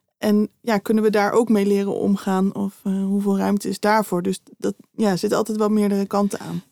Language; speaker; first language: Dutch; native; Dutch